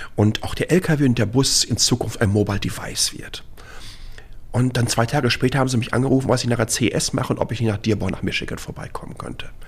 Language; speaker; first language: German; native; German